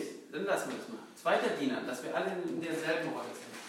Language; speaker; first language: German; native; German